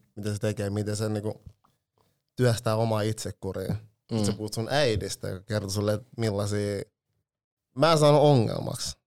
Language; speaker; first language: Finnish; early bilingual, other home language; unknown